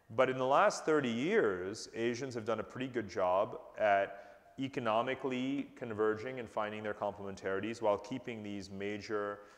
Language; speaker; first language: English; native; English